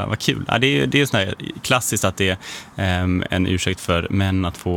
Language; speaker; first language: Swedish; native; Swedish